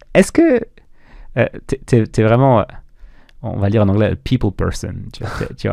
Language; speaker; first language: French; native; French